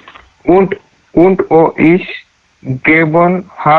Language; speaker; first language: German; non-native, learner; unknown